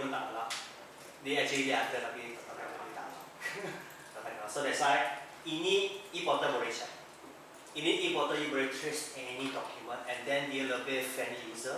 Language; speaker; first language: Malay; non-native, local second language; Chinese